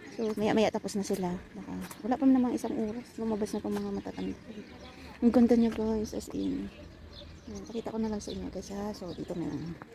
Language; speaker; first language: Filipino; non-native, local second language; Hiligaynon